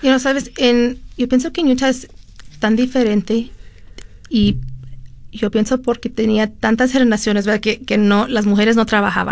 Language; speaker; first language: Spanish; early bilingual, heritage; Spanish